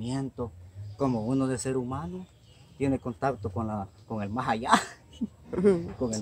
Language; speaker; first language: Spanish; native; Spanish